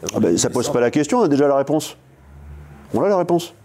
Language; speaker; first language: French; native; French